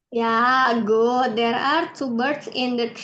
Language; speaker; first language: English; non-native, fluent; Indonesian